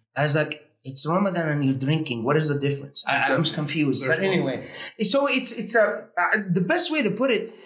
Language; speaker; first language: English; early bilingual, other home language; Arabic